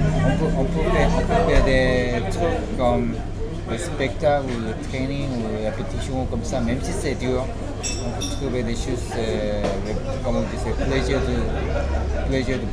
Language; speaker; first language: French; non-native, learner; Korean